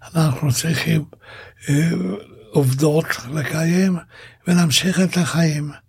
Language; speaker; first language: Hebrew; non-native, fluent; Hungarian